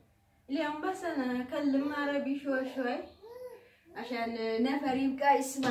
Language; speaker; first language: Arabic; non-native, learner; Oromo